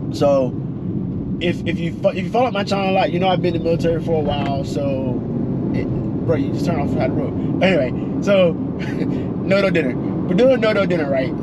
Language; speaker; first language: English; native; English